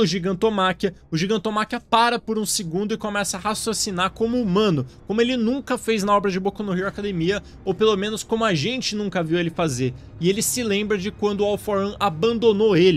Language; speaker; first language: Portuguese; native; Portuguese